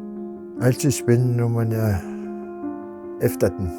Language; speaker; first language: Danish; non-native, local second language; Kalaallisut